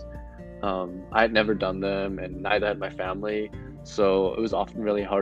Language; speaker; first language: English; non-native, fluent; German